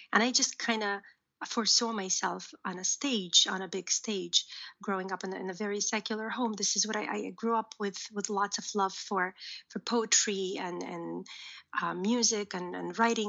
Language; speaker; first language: English; early bilingual, other home language; Uzbek